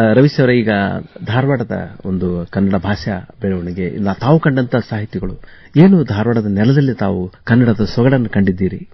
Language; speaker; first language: Kannada; native; Kannada